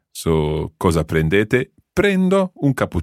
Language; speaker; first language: Italian; non-native, fluent; English